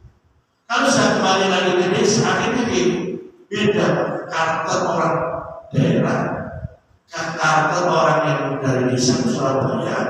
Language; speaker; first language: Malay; non-native, local second language; Javanese